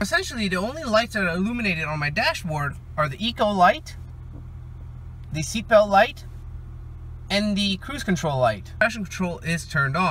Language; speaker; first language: English; native; English